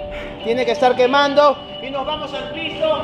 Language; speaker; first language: Spanish; early bilingual, heritage; Spanish